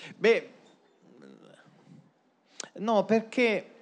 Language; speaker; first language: Italian; non-native, fluent; French